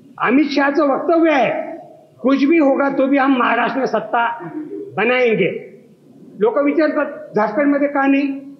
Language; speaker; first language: Marathi; native; Marathi